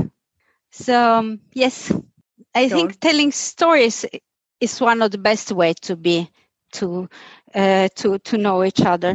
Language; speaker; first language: English; non-native, fluent; Italian